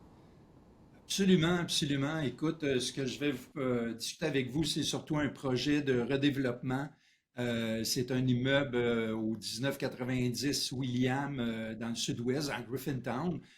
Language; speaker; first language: French; native; French